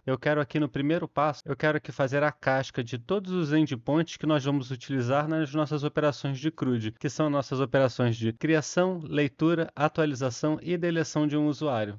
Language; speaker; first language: Portuguese; native; Portuguese